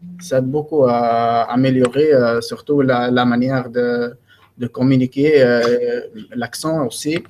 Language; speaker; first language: French; non-native, learner; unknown